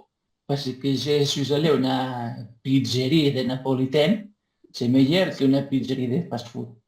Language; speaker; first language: French; non-native, learner; Spanish